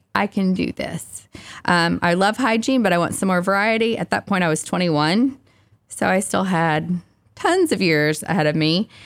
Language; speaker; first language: English; native; English